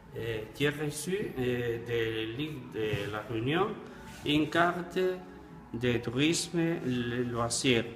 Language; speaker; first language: French; non-native, learner; Spanish